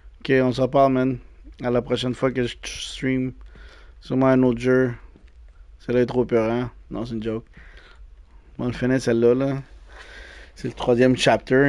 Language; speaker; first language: French; native; French